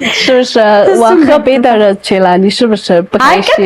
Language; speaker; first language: Chinese; non-native, learner; Amharic